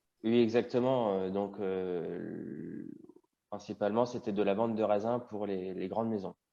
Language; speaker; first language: French; native; French